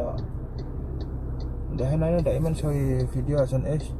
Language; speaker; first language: Arabic; non-native, learner; Indonesian